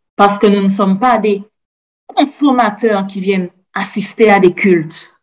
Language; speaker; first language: French; native; French